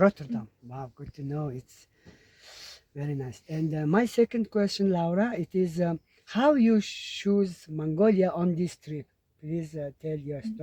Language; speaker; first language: English; non-native, learner; Mongolian